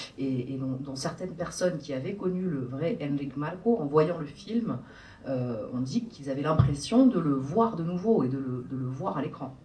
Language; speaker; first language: French; native; French